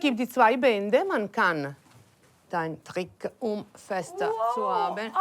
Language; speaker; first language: German; non-native, learner; Italian